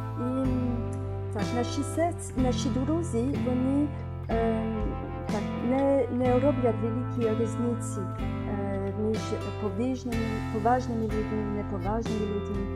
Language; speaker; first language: Ukrainian; non-native, fluent; French